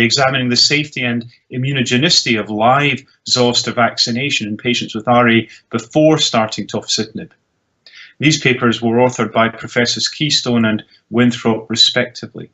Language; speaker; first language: English; native; English